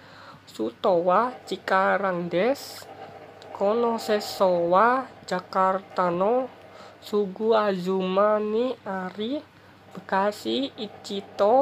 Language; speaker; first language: Japanese; non-native, learner; Indonesian